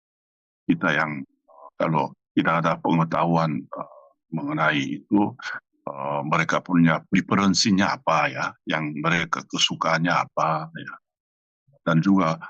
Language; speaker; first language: Indonesian; non-native, fluent; Korean